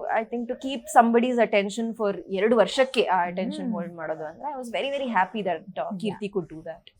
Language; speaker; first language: Kannada; native; Kannada